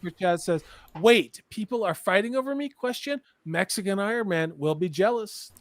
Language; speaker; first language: English; native; English